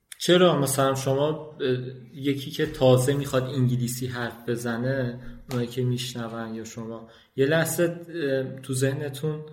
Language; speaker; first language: Persian; non-native, local second language; Azerbaijani